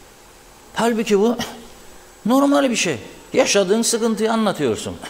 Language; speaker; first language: Turkish; native; Turkish